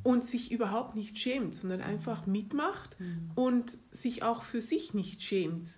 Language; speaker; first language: German; non-native, fluent; Dutch